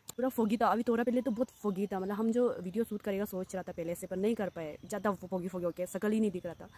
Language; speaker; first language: Hindi; non-native, local second language; Nyishi